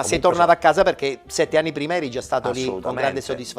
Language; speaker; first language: Italian; native; Italian